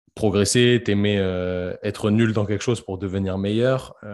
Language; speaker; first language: French; native; French